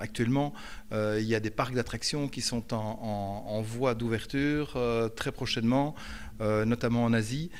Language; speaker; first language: French; native; French